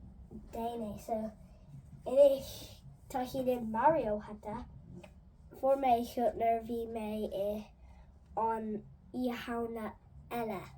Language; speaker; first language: Irish; non-native, learner; English